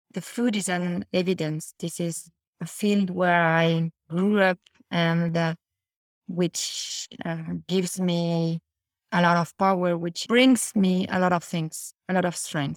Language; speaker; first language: English; non-native, fluent; French